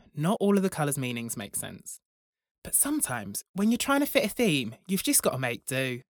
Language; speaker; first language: English; native; English